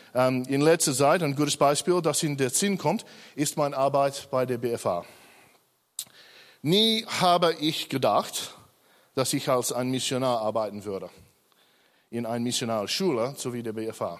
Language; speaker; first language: German; non-native, learner; English